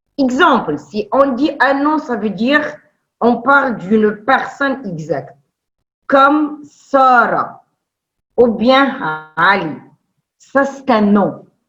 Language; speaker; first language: French; non-native, local second language; Arabic